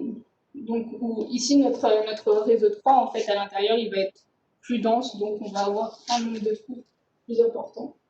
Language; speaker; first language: French; native; French